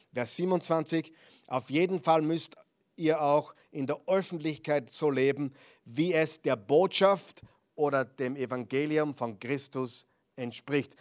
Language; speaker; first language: German; non-native, fluent; English